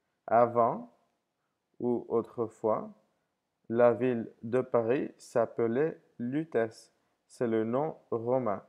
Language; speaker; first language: French; non-native, fluent; English